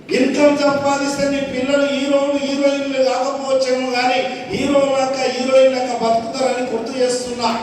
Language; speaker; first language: Telugu; native; Telugu